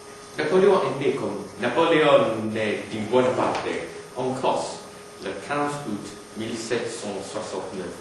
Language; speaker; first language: French; non-native, learner; English